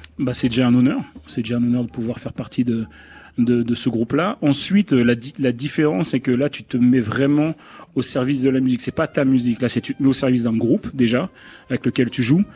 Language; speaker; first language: French; native; French